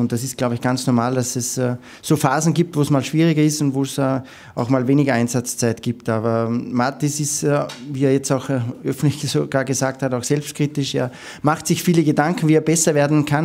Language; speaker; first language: German; native; German